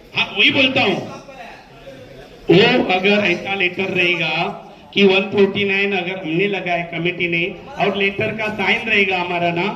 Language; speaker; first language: Hindi; non-native, local second language; Marathi